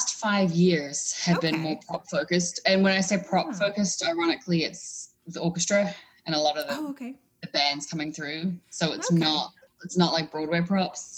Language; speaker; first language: English; native; English